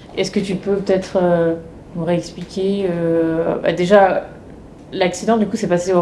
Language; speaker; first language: French; native; French